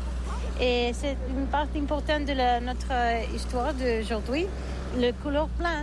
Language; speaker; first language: French; non-native, learner; Catalan